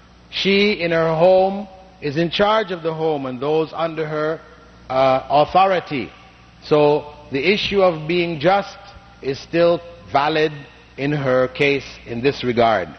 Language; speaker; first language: English; non-native, fluent; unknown